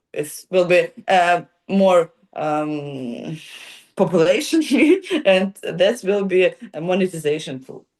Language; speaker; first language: English; non-native, learner; Ukrainian